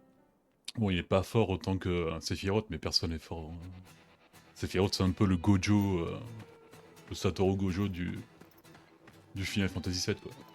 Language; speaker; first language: French; native; French